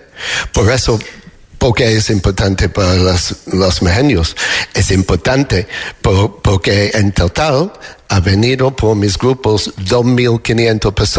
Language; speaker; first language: Spanish; non-native, learner; English